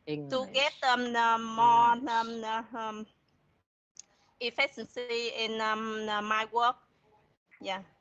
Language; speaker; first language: English; non-native, learner; Vietnamese